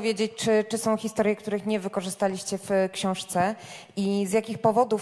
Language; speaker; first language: Polish; native; Polish